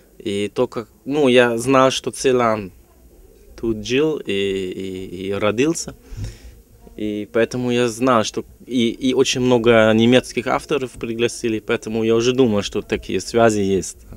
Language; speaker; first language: Russian; non-native, fluent; German